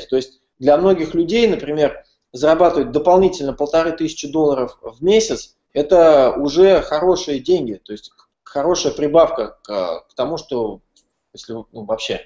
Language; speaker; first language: Russian; native; Russian